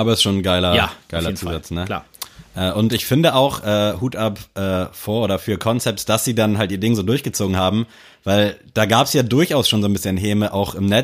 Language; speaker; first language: German; native; German